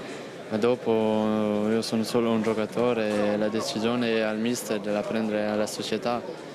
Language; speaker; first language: Italian; non-native, fluent; Bosnian